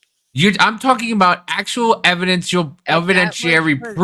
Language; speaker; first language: English; native; English